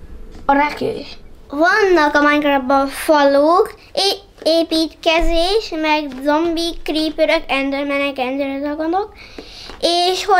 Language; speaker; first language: Hungarian; early bilingual, heritage; Hungarian